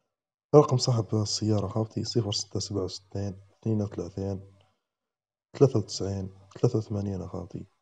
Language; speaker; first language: Arabic; native; Arabic